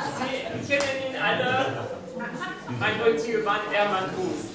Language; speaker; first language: German; non-native, fluent; French